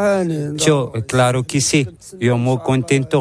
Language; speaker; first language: Spanish; non-native, learner; Arabic